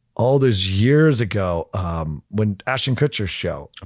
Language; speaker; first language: English; native; English